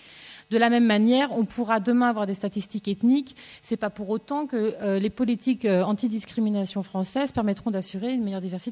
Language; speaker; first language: French; native; French